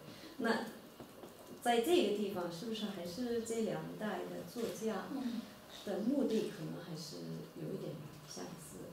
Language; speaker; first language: Chinese; non-native, fluent; German